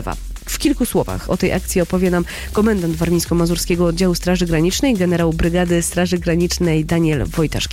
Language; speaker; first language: Polish; native; Polish